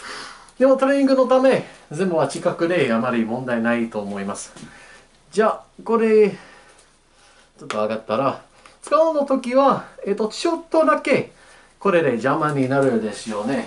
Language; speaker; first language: Japanese; non-native, learner; English